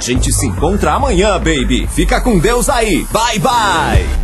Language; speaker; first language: Portuguese; native; Portuguese